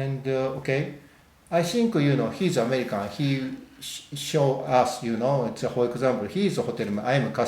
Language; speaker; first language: English; non-native, learner; Japanese